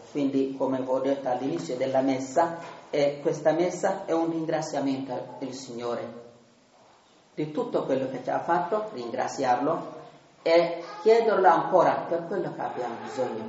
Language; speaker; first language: Italian; non-native, learner; Tigrinya